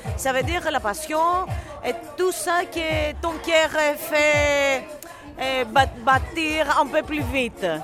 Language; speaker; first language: French; non-native, fluent; Greek